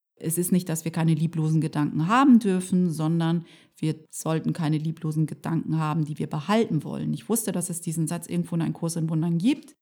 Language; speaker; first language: German; early bilingual, other home language; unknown